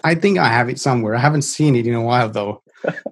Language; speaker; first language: English; non-native, fluent; Finnish